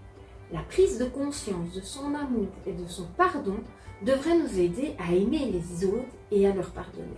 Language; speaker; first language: French; native; French